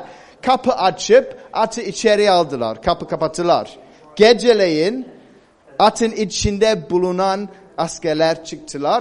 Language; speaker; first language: Turkish; non-native, fluent; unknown